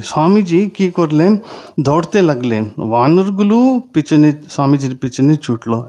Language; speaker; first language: Bangla; native; Bangla